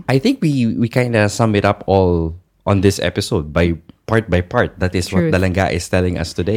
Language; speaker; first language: English; non-native, local second language; Filipino